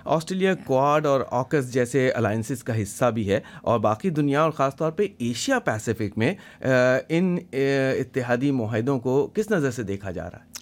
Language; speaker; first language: Urdu; native; Urdu